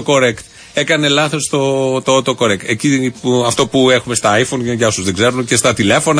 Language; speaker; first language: Greek; native; Greek